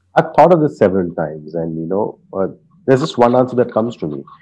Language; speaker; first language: English; non-native, local second language; Hindi